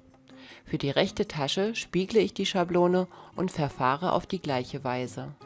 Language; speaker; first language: German; native; German